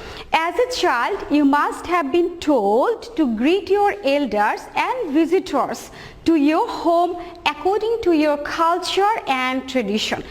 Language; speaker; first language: English; non-native, local second language; Bangla